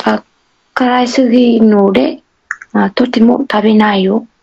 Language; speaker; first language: Japanese; non-native, learner; Vietnamese